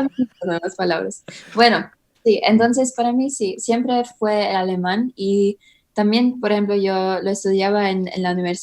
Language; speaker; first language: Spanish; early bilingual, heritage; English